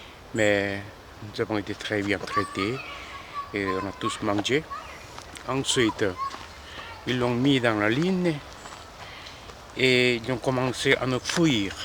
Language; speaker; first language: French; non-native, fluent; Korean